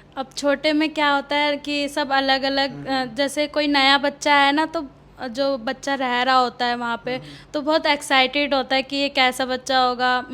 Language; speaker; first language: Hindi; early bilingual, other home language; Odia